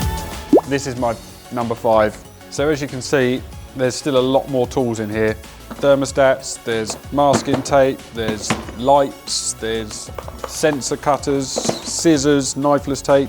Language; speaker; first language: English; native; English